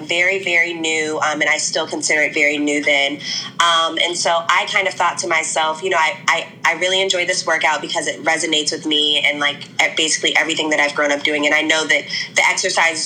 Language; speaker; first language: English; native; English